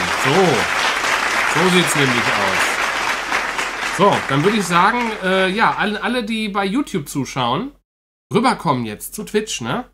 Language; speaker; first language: German; native; German